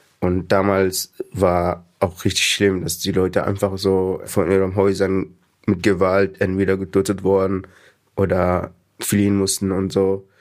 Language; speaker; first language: German; non-native, fluent; Arabic